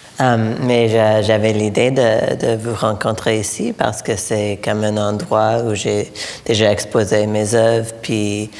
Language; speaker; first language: French; non-native, learner; English